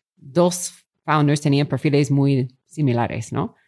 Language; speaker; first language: Spanish; non-native, fluent; English